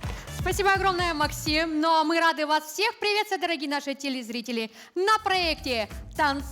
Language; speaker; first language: Russian; native; Russian